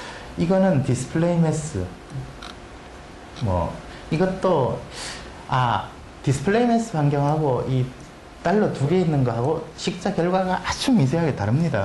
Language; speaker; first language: Korean; native; Korean